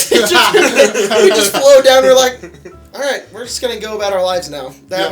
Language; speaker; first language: English; native; English